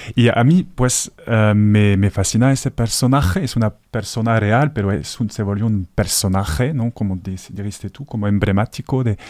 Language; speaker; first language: Spanish; non-native, fluent; French